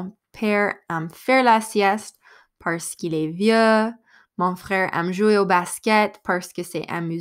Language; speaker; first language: French; non-native, fluent; English